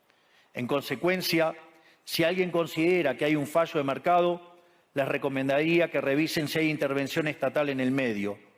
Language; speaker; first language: Spanish; native; Spanish